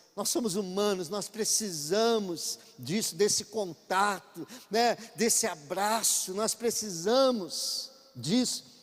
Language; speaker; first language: Portuguese; native; Portuguese